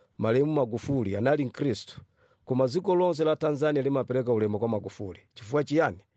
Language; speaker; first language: Nyanja; non-native, local second language; Yao